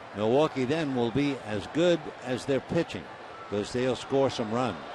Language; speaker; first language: English; native; English